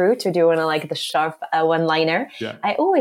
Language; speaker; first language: English; non-native, fluent; Arabic